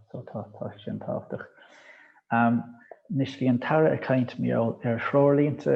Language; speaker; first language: Irish; native; Irish